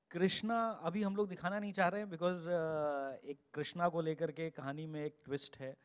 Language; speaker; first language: Hindi; native; Hindi